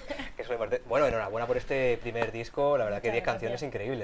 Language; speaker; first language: Spanish; native; Spanish